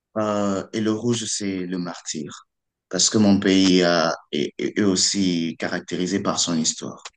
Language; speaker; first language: French; non-native, local second language; Lingala